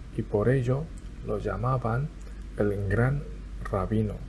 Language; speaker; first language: Spanish; non-native, fluent; Chinese